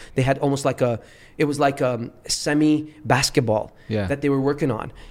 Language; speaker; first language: English; early bilingual, other home language; Arabic